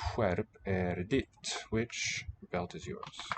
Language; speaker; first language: Swedish; non-native, learner; English